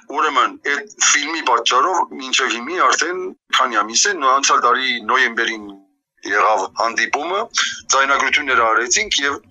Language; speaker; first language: Armenian; early bilingual, heritage; Armenian